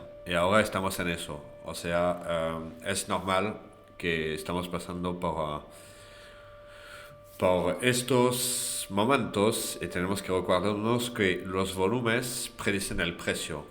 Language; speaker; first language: Spanish; non-native, fluent; French